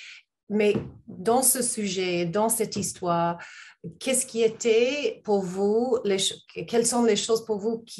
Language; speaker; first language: French; non-native, learner; English